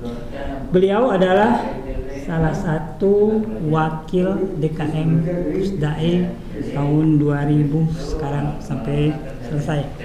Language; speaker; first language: Indonesian; native; Indonesian